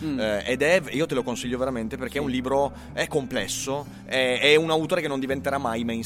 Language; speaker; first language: Italian; native; Italian